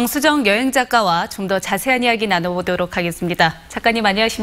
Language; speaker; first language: Korean; native; Korean